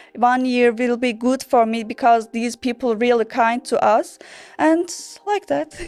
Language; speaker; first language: English; non-native, learner; Turkish